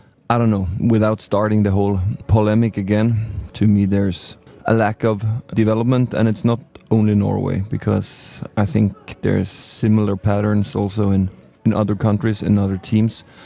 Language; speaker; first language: English; non-native, fluent; Norwegian